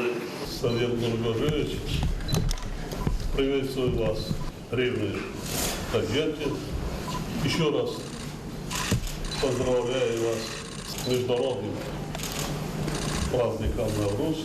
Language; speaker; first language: Russian; non-native, local second language; Tajik